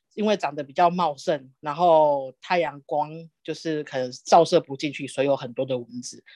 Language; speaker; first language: Chinese; native; Chinese